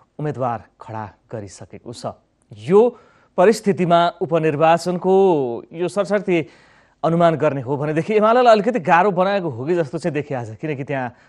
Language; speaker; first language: Nepali; native; Nepali